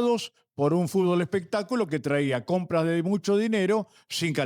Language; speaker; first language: Spanish; native; Spanish